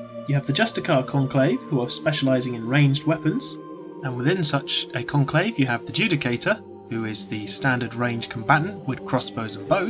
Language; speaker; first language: English; native; English